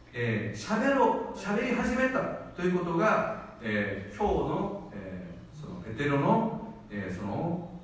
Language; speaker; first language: Japanese; non-native, fluent; Korean